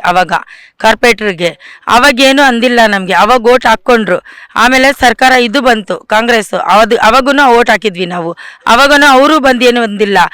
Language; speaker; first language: Kannada; non-native, local second language; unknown